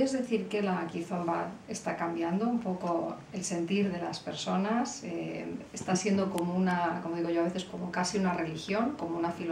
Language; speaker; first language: Portuguese; non-native, learner; Spanish